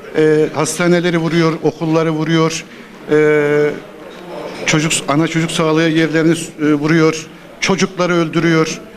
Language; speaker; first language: Turkish; native; Turkish